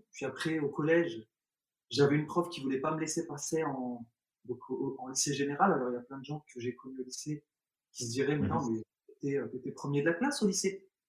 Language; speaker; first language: French; early bilingual, other home language; Arabic